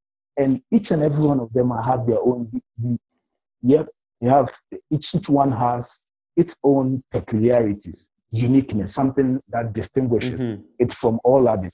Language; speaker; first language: English; non-native, local second language; Akan